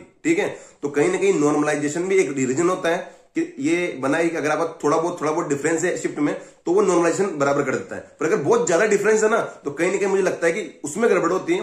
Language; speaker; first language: Hindi; native; Hindi